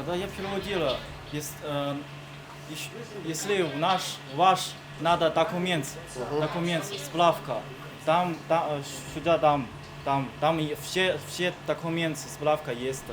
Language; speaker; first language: Russian; non-native, learner; Chinese